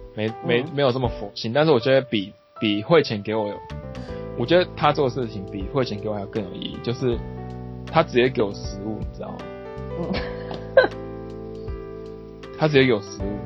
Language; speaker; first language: Chinese; non-native, local second language; Min Nan Chinese